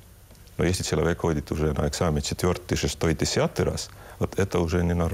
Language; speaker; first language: Russian; non-native, local second language; Estonian